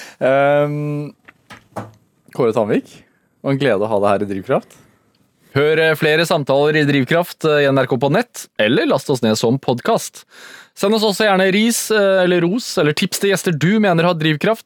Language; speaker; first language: Norwegian; native; Norwegian